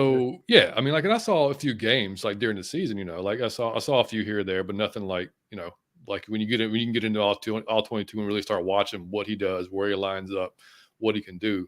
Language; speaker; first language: English; native; English